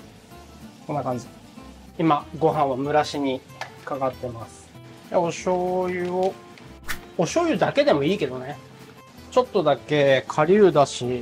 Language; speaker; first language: Japanese; native; Japanese